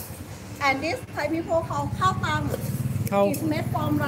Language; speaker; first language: English; non-native, learner; Thai